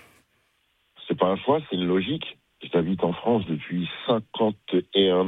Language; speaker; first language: French; native; French